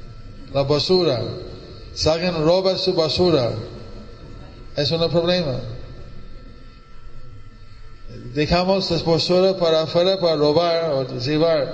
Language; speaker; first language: Spanish; non-native, learner; English